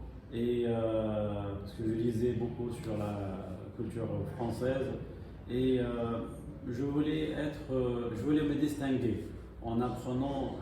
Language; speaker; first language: French; non-native, fluent; Arabic